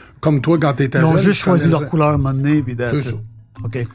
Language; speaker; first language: French; native; French